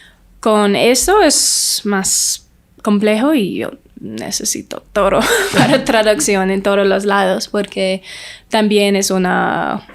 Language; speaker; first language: Spanish; non-native, learner; English